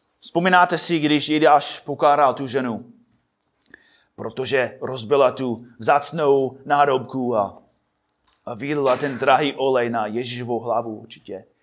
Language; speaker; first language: Czech; non-native, fluent; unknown